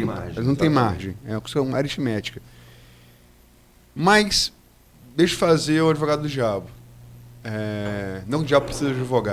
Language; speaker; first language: Portuguese; native; Portuguese